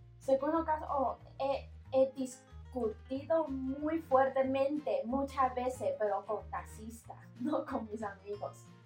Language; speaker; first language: Spanish; non-native, learner; Chinese